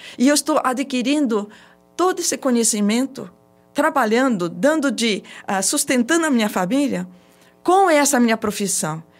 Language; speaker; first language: Portuguese; early bilingual, other home language; Japanese